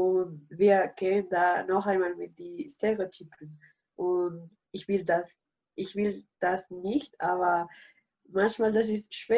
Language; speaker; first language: German; non-native, learner; Spanish